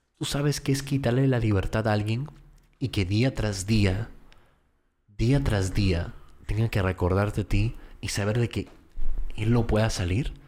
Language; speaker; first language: Spanish; early bilingual, heritage; Spanish